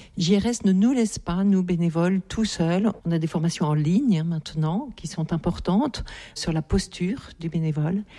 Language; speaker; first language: French; native; French